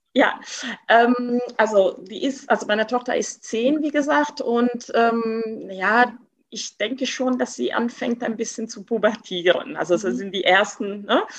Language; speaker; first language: German; non-native, fluent; Italian